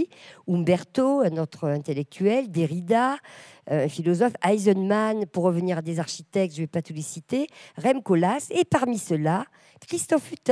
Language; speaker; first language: French; native; French